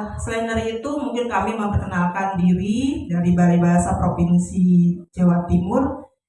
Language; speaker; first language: Indonesian; non-native, local second language; Sundanese